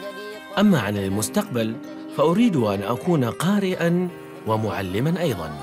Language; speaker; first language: Arabic; non-native, learner; Malay